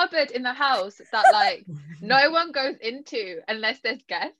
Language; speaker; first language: English; native; English